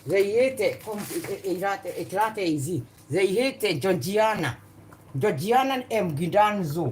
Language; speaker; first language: Dutch; non-native, learner; Kikuyu